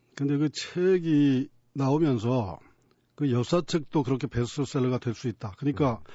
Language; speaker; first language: Korean; native; Korean